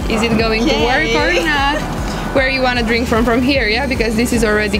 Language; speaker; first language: English; non-native, fluent; Romanian